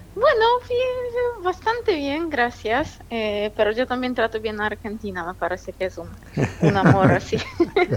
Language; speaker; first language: Spanish; non-native, fluent; Polish